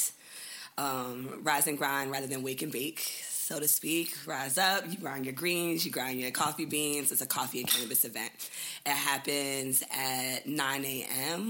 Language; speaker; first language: English; native; English